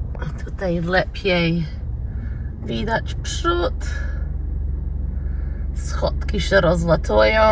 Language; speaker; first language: Polish; early bilingual, heritage; Polish